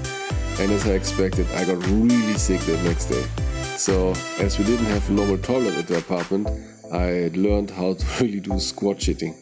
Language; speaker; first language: English; non-native, fluent; German